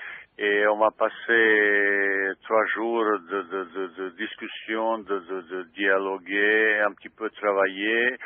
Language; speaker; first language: French; non-native, fluent; Bosnian